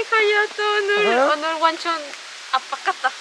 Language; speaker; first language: Korean; non-native, learner; Spanish